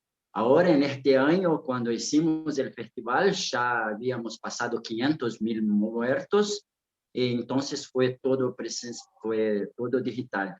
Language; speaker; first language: Spanish; non-native, fluent; Portuguese